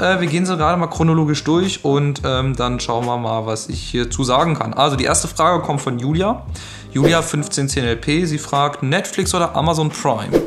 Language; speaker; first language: German; native; German